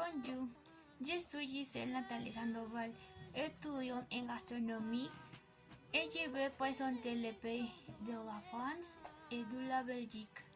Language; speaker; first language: French; non-native, learner; Spanish